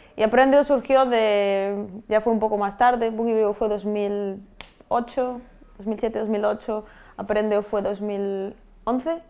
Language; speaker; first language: Spanish; non-native, local second language; Galician